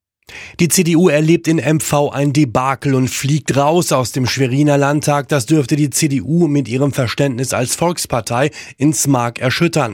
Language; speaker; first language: German; native; German